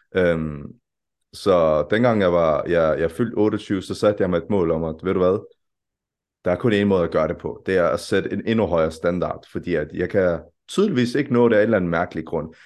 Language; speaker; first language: Danish; early bilingual, other home language; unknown